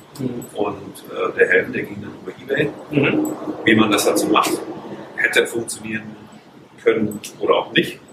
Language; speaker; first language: German; native; German